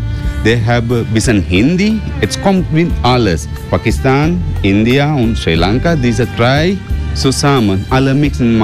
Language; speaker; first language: German; non-native, learner; Sinhala